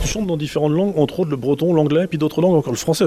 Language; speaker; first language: French; native; French